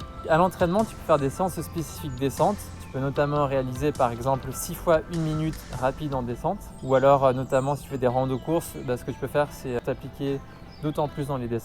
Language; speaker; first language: French; native; French